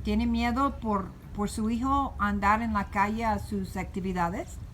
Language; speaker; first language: Spanish; non-native, learner; English